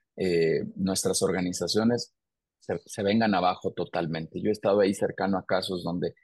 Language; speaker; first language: Spanish; native; Spanish